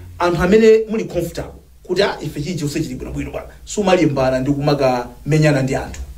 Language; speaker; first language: Nyanja; native; Nyanja